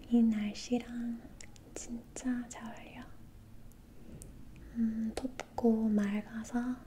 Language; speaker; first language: Korean; non-native, learner; English